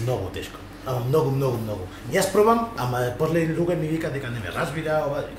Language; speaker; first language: Macedonian; non-native, learner; Spanish